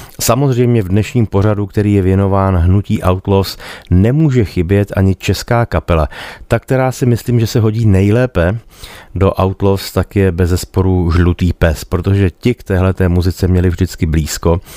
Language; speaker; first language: Czech; native; Czech